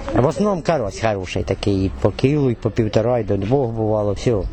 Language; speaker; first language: Ukrainian; native; Ukrainian